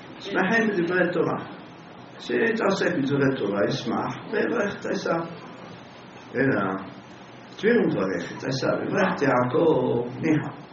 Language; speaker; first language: Hebrew; native; Hebrew